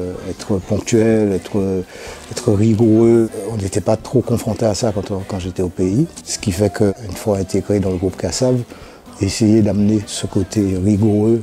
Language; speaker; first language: French; native; French